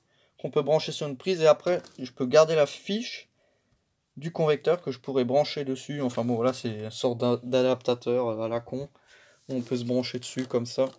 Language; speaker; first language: French; native; French